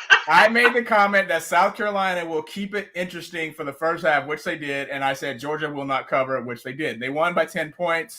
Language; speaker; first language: English; native; English